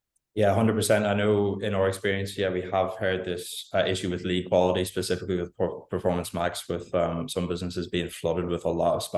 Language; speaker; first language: English; native; English